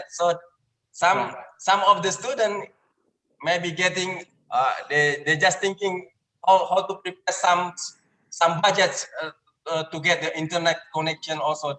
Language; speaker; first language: English; non-native, learner; Indonesian